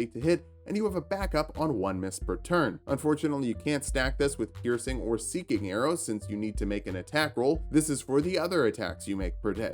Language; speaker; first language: English; native; English